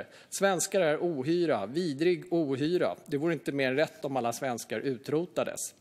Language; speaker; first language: Swedish; native; Swedish